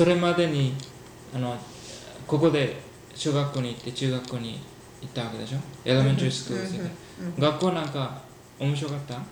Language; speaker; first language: Japanese; early bilingual, heritage; Japanese